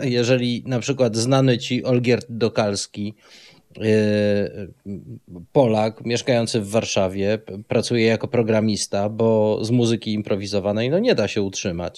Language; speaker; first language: Polish; native; Polish